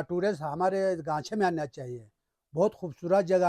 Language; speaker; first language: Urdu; non-native, local second language; Balti